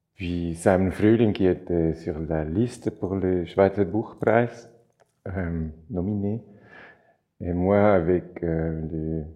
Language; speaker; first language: French; non-native, local second language; German